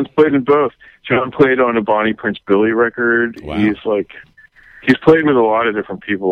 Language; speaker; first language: English; native; English